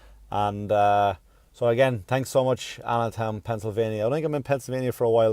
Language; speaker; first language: English; native; English